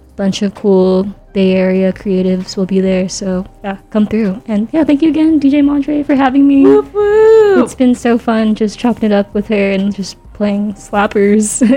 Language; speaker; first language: English; native; English